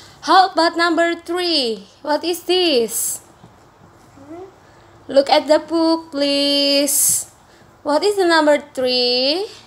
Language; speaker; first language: English; non-native, learner; Indonesian